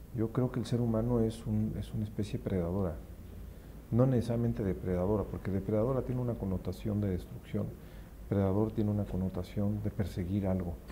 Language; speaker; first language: Spanish; native; Spanish